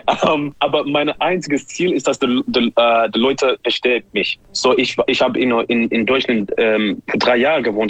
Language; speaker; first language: German; non-native, learner; English